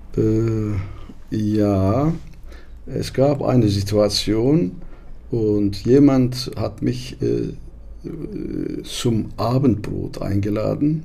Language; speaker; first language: German; non-native, fluent; Turkish